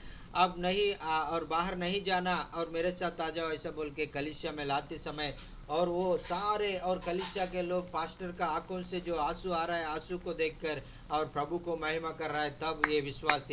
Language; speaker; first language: Hindi; non-native, local second language; Telugu